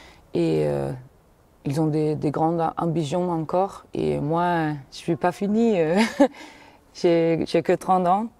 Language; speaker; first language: French; non-native, fluent; Danish